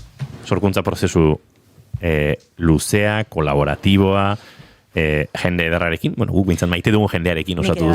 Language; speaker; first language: Basque; native; Basque